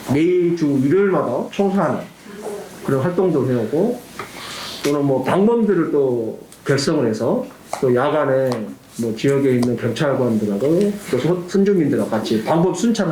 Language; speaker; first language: Korean; native; Korean